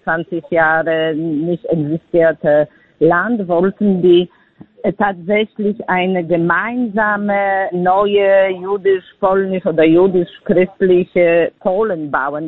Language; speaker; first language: German; non-native, fluent; Polish